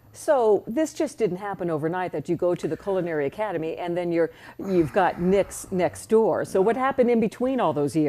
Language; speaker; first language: English; native; English